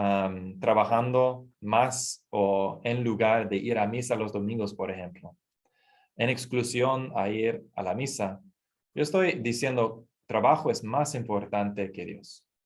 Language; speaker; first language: Spanish; non-native, fluent; English